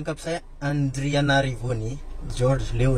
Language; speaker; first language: Indonesian; non-native, fluent; Malagasy